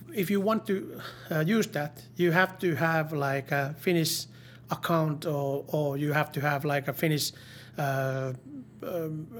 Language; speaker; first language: English; non-native, learner; Finnish